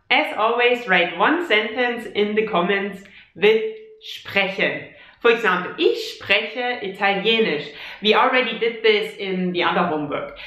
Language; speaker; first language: English; non-native, fluent; German